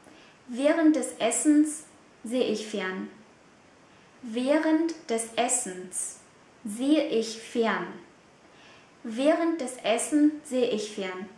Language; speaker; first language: German; non-native, fluent; Vietnamese